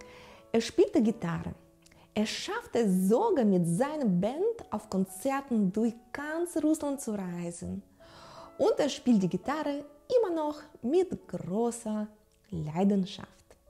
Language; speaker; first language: German; non-native, fluent; Russian